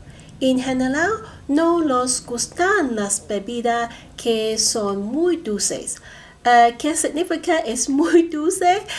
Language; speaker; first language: Spanish; non-native, learner; Cantonese